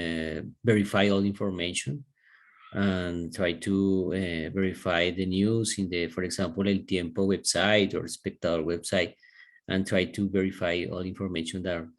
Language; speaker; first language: English; non-native, learner; Spanish